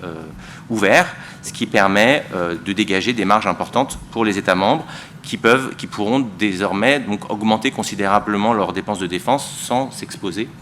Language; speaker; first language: French; native; French